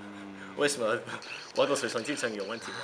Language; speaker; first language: Chinese; non-native, learner; English